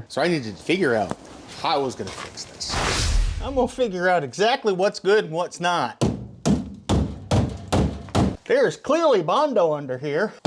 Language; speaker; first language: English; native; English